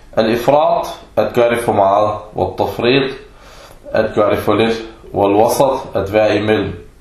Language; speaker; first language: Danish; non-native, fluent; Arabic